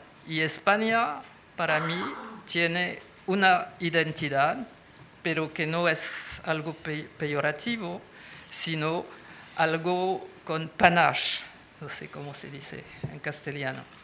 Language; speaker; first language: Spanish; non-native, fluent; French